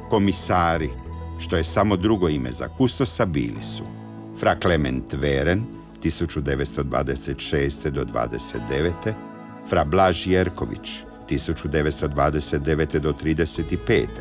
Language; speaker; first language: Croatian; native; Croatian